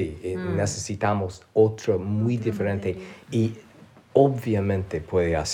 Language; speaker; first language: Spanish; non-native, fluent; English